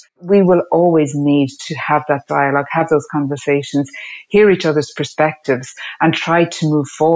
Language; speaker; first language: English; native; English